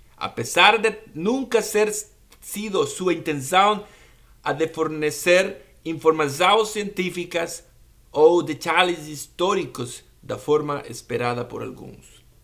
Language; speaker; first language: Portuguese; non-native, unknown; Spanish